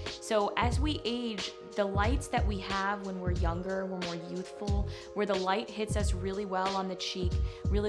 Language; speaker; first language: English; native; English